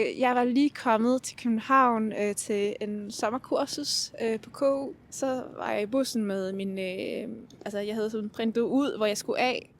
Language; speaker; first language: Danish; non-native, fluent; Italian